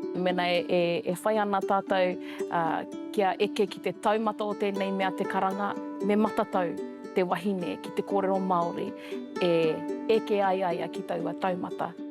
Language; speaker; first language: Māori; native; Māori